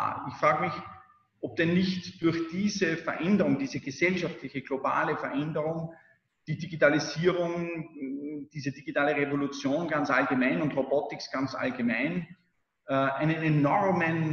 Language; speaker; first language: German; native; German